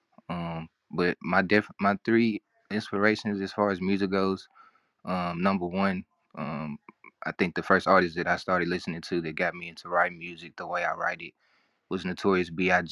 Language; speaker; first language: English; native; English